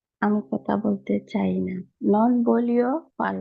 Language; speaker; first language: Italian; non-native, learner; Bangla